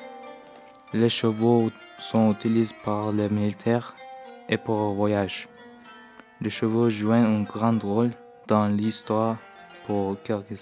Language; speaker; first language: French; non-native, learner; Turkish